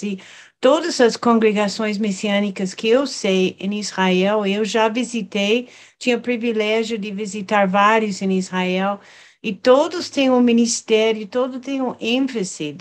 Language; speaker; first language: Portuguese; non-native, fluent; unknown